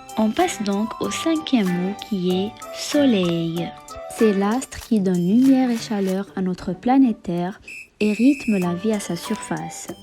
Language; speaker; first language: French; non-native, local second language; Arabic